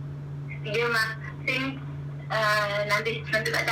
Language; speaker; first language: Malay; non-native, local second language; Javanese